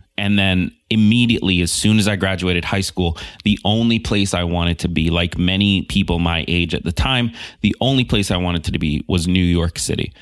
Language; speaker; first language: English; native; English